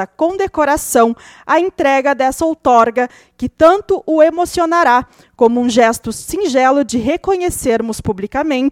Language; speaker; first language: Portuguese; native; Portuguese